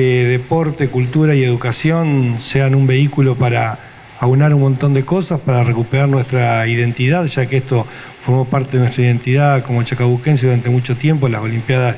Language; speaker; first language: Spanish; native; Spanish